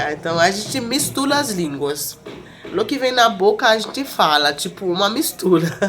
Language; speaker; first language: Portuguese; non-native, fluent; Haitian Creole